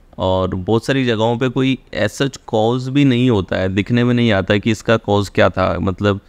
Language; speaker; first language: Hindi; native; Hindi